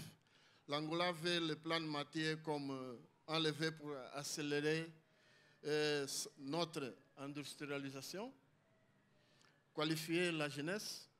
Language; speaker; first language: French; non-native, learner; Portuguese